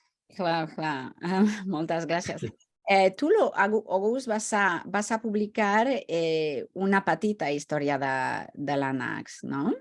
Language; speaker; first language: Catalan; non-native, fluent; French